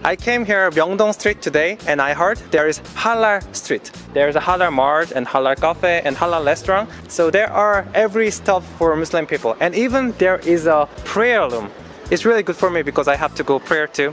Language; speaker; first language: English; non-native, fluent; Korean